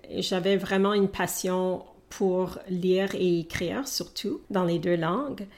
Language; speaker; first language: French; non-native, local second language; English